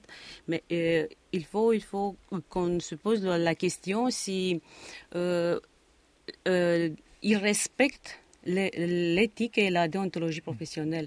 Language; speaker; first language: French; non-native, fluent; Romanian